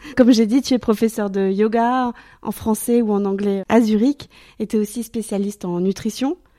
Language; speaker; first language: French; native; French